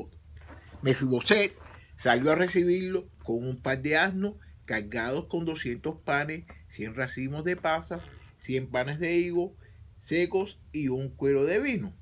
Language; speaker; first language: Spanish; native; Spanish